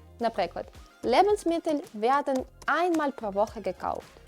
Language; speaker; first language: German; non-native, fluent; Ukrainian